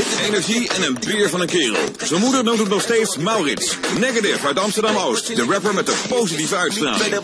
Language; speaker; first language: Dutch; native; Dutch